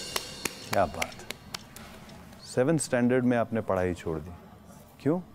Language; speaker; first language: Hindi; native; Hindi